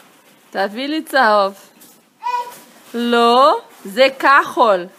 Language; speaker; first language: Hebrew; non-native, fluent; Portuguese